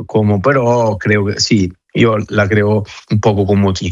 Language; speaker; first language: Spanish; non-native, fluent; Italian